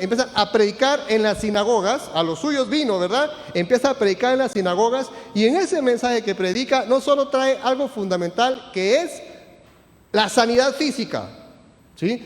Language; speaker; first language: Spanish; native; Spanish